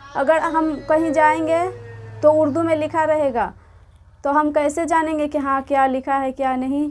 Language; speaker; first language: Hindi; native; Hindi